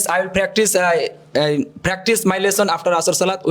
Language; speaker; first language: English; non-native, learner; Bangla